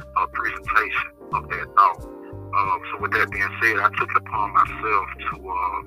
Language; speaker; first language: English; native; English